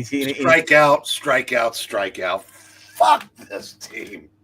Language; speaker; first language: English; native; English